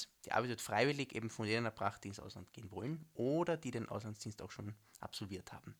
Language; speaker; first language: German; native; German